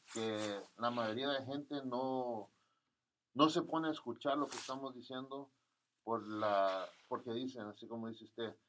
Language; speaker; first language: Spanish; early bilingual, heritage; Spanish